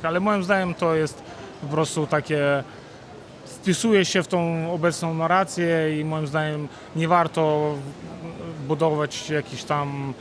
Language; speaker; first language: Polish; non-native, fluent; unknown